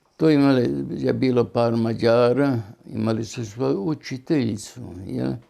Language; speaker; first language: Bosnian; non-native, local second language; German